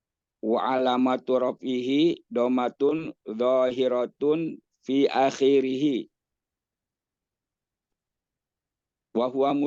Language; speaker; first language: Arabic; non-native, learner; Indonesian